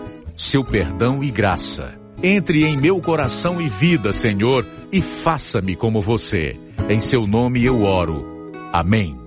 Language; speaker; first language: Portuguese; native; Portuguese